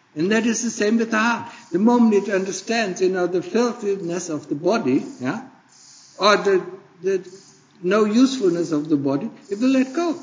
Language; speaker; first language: English; non-native, fluent; German